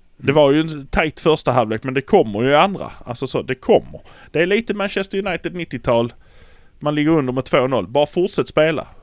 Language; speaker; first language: Swedish; native; Swedish